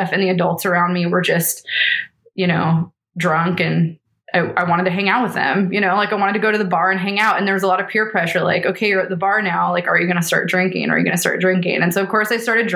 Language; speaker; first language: English; native; English